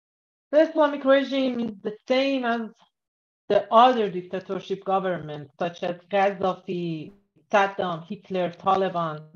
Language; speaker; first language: English; non-native, learner; Persian